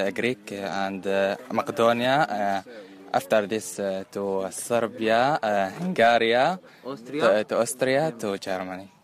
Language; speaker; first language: English; non-native, learner; Arabic